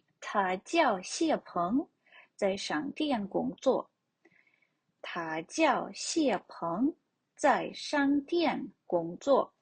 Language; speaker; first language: Chinese; non-native, fluent; Ukrainian